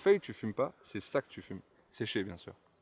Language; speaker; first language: French; native; French